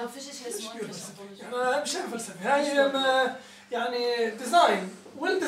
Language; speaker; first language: Arabic; native; Arabic